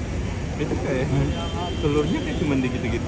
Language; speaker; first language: Indonesian; native; Indonesian